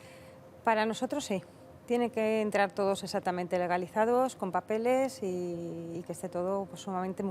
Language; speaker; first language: Spanish; native; Spanish